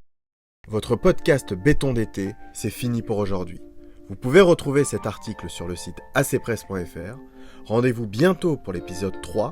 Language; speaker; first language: French; native; French